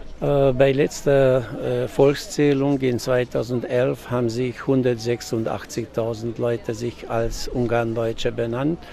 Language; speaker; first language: German; non-native, local second language; Hungarian